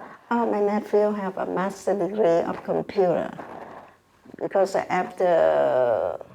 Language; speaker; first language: English; non-native, learner; Vietnamese